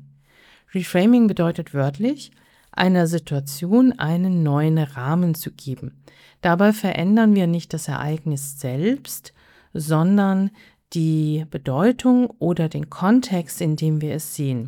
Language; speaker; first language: German; native; German